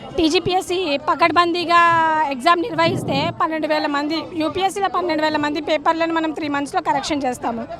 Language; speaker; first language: Telugu; native; Telugu